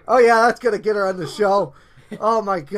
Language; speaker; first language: English; native; English